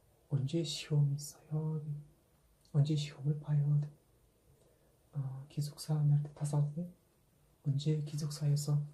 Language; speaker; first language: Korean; non-native, fluent; Kazakh